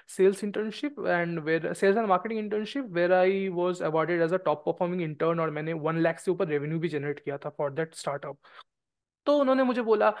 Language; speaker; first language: Hindi; non-native, local second language; Bangla